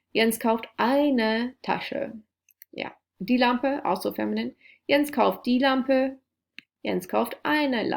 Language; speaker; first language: German; non-native, fluent; English